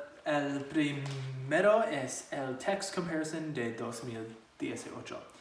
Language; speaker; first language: Spanish; non-native, learner; English